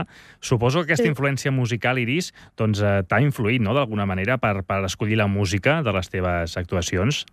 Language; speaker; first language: Catalan; native; Catalan